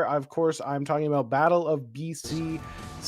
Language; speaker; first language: English; native; English